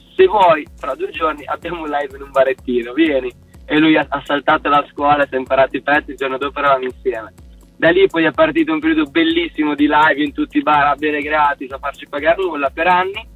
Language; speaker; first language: Italian; native; Italian